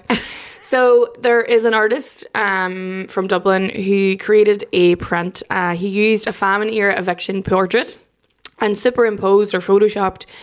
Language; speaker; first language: English; native; English